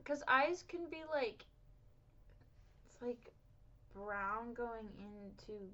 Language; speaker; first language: English; native; English